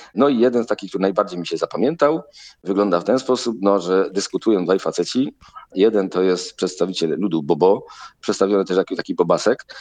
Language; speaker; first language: Polish; native; Polish